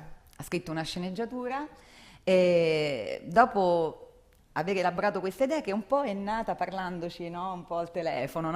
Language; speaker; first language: Italian; native; Italian